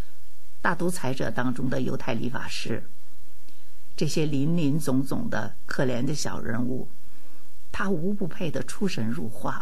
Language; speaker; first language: Chinese; native; Chinese